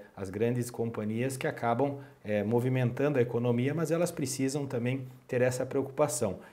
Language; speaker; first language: Portuguese; native; Portuguese